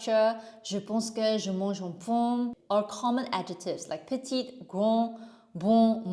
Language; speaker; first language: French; non-native, learner; English